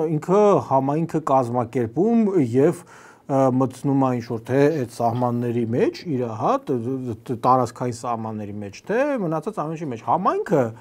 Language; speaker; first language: Armenian; native; Armenian